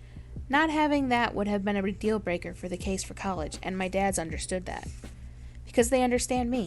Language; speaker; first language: English; native; English